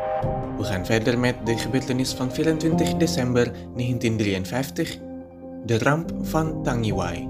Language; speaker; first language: Dutch; non-native, fluent; Indonesian